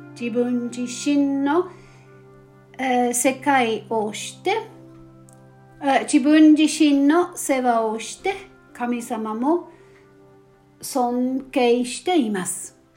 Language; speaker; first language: Japanese; non-native, fluent; German